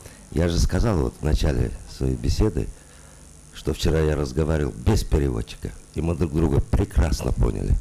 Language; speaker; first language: Russian; non-native, local second language; Uzbek